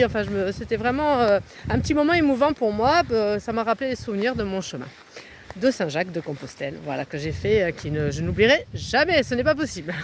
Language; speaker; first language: French; native; French